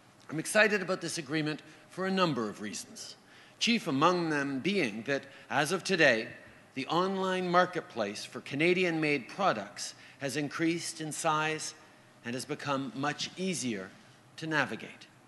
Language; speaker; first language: English; native; English